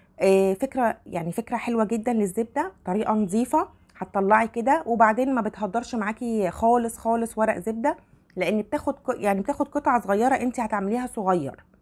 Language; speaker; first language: Arabic; native; Arabic